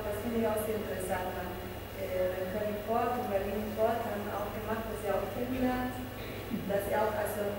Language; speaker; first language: German; non-native, fluent; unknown